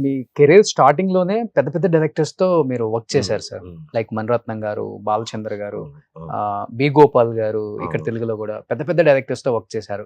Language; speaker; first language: Telugu; native; Telugu